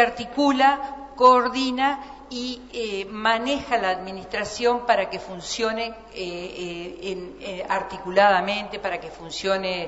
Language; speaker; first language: Spanish; native; Spanish